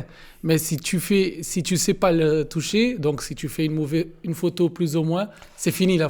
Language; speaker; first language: French; non-native, learner; Portuguese